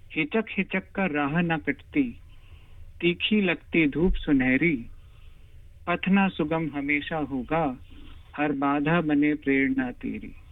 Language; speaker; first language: Hindi; native; Hindi